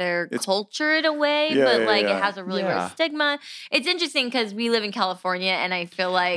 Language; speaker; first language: English; native; English